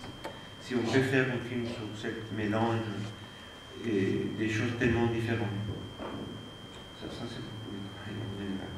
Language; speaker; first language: French; non-native, fluent; Spanish